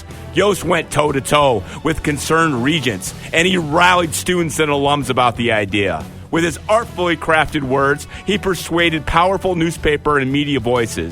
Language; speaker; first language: English; native; English